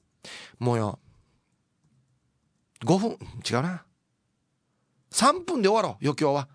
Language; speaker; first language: Japanese; native; Japanese